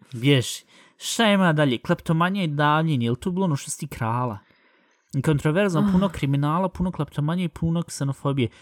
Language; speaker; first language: Bosnian; early bilingual, heritage; Bosnian